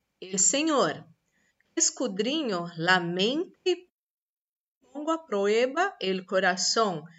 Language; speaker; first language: Spanish; non-native, learner; Portuguese